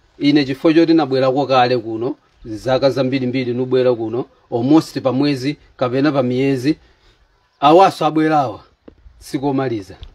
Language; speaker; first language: Nyanja; native; Nyanja